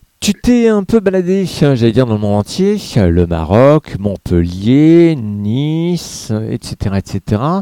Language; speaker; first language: French; native; French